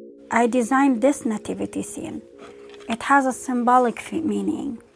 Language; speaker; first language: English; non-native, fluent; Arabic